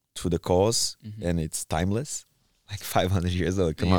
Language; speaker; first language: English; non-native, fluent; Portuguese